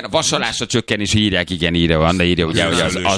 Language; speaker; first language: Hungarian; native; Hungarian